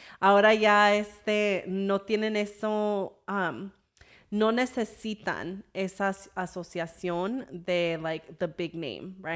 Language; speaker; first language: Spanish; early bilingual, heritage; English